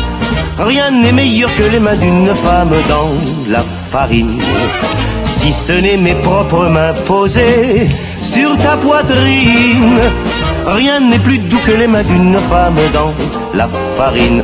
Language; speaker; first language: French; non-native, fluent; Portuguese